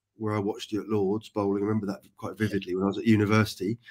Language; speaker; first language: English; native; English